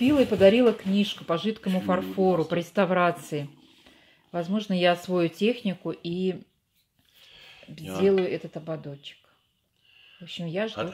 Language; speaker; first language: Russian; native; Russian